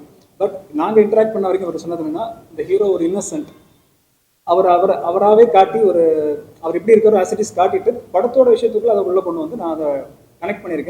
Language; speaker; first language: Tamil; native; Tamil